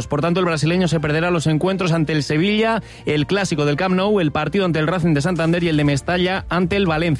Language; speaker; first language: Spanish; native; Spanish